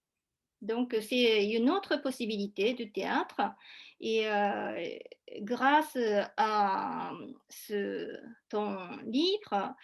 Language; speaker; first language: French; non-native, fluent; Japanese